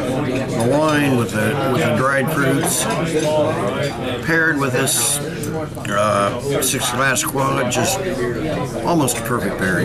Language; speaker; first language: English; native; English